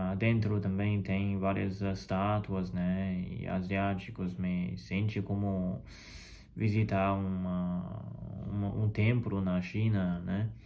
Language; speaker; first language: Portuguese; non-native, fluent; Chinese